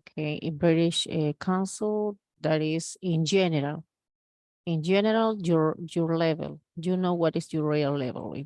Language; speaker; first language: English; non-native, learner; Spanish